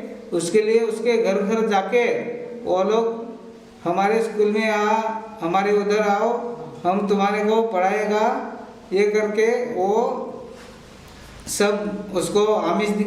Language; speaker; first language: Hindi; non-native, local second language; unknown